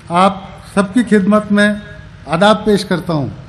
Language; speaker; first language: Hindi; non-native, local second language; Marathi